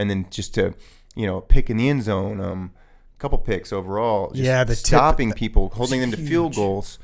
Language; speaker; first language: English; native; English